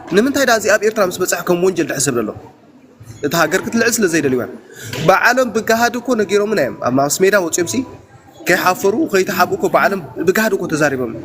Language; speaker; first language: Tigrinya; native; Tigrinya